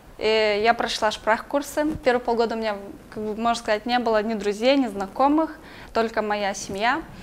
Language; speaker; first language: Russian; native; Russian